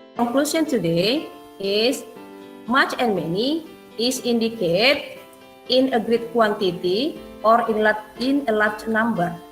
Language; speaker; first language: English; non-native, fluent; Indonesian